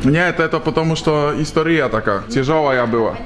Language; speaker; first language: Polish; native; Polish